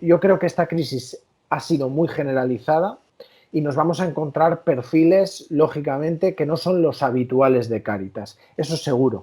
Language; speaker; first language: Spanish; native; Spanish